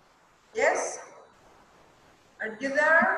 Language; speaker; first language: English; non-native, fluent; Spanish